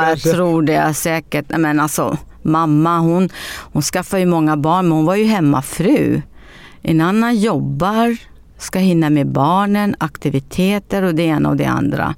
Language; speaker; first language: Swedish; early bilingual, other home language; Arabic